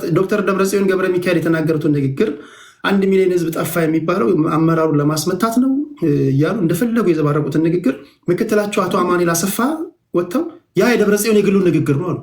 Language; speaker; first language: Amharic; native; Amharic